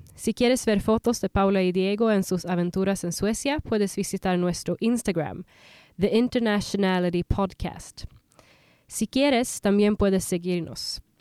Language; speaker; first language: Spanish; non-native, learner; Swedish